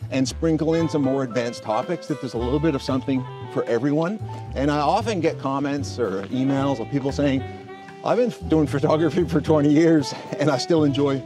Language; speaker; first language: English; native; English